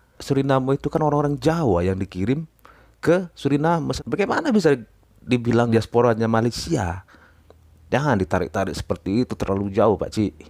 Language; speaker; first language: Indonesian; native; Indonesian